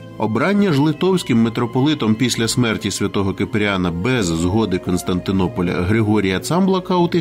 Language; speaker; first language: Ukrainian; native; Ukrainian